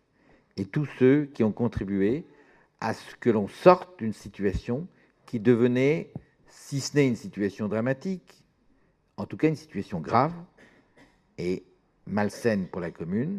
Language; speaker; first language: French; native; French